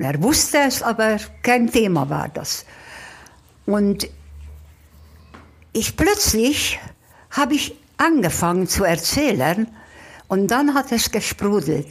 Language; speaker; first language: German; non-native, fluent; Hungarian